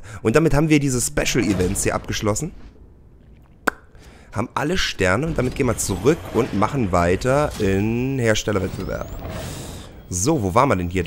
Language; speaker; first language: German; native; German